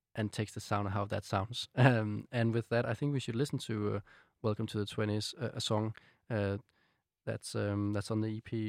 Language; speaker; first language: English; non-native, fluent; Danish